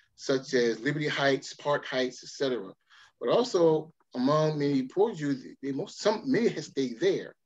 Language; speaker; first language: English; native; English